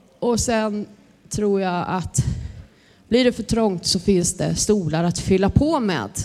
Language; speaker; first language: Swedish; native; Swedish